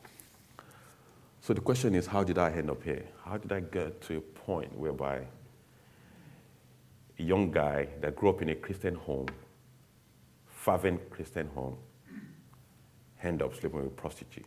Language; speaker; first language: English; non-native, local second language; Yoruba